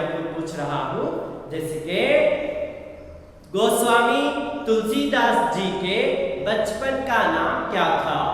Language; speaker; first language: Hindi; non-native, local second language; Kannada